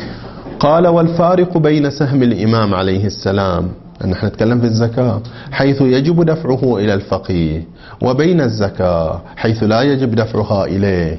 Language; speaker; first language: Arabic; native; Arabic